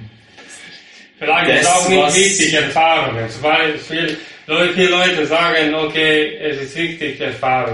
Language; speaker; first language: German; non-native, learner; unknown